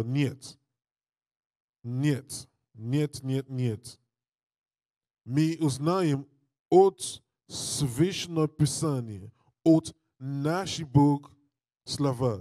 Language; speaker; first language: Russian; non-native, learner; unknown